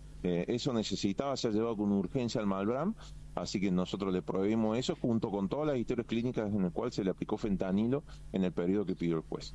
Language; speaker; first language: Spanish; native; Spanish